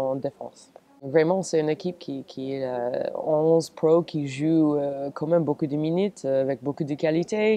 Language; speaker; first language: French; non-native, fluent; English